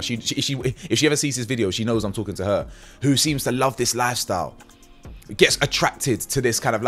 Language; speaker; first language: English; native; English